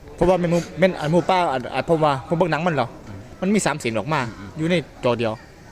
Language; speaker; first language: Thai; native; Thai